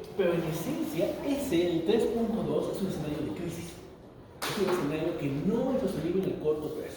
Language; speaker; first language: Spanish; native; Spanish